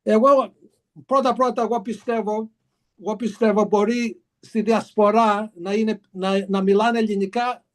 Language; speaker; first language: Greek; early bilingual, heritage; Greek